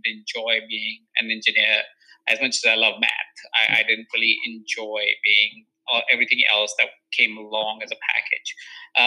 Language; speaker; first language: English; non-native, local second language; Hindi